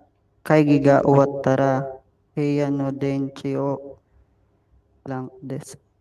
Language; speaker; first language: Japanese; non-native, learner; Filipino